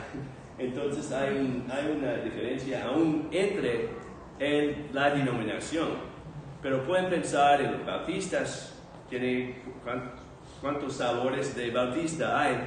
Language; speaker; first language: Spanish; non-native, fluent; English